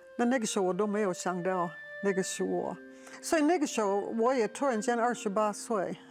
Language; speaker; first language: Chinese; non-native, fluent; English